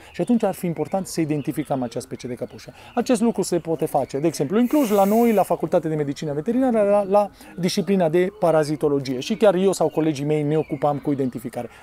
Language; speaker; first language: Romanian; non-native, fluent; Italian